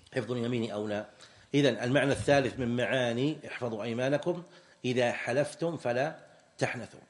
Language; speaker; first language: Arabic; native; Arabic